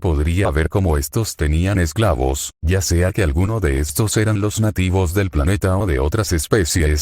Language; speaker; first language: Spanish; native; Spanish